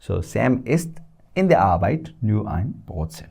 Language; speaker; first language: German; non-native, fluent; Hindi